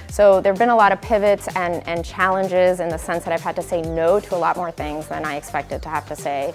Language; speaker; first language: English; early bilingual, other home language; Spanish